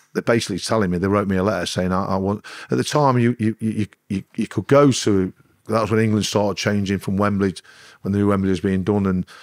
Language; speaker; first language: English; native; English